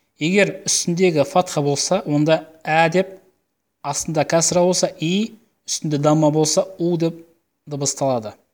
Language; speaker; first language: Kazakh; native; Kazakh